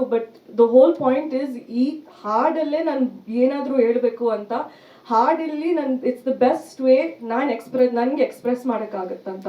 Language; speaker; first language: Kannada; early bilingual, heritage; Kannada